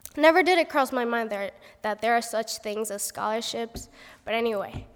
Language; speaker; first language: English; non-native, fluent; Spanish